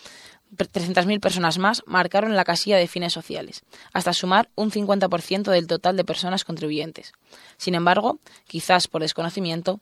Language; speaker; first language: Spanish; native; Spanish